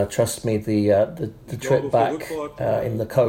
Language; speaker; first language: English; non-native, fluent; German